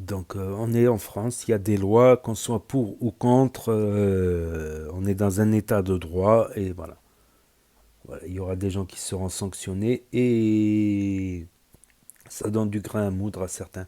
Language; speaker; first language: French; native; French